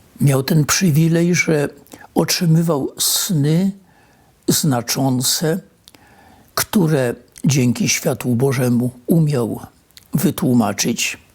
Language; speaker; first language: Polish; native; Polish